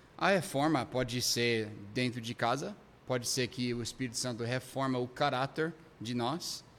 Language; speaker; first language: Portuguese; non-native, fluent; English